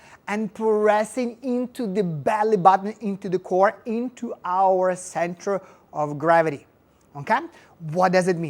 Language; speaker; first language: English; non-native, fluent; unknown